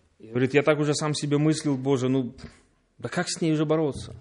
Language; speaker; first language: Polish; non-native, learner; Russian